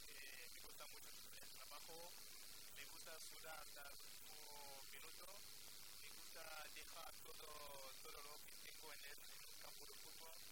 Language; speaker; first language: Spanish; non-native, fluent; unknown